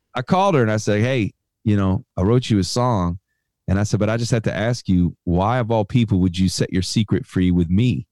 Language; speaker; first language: English; native; English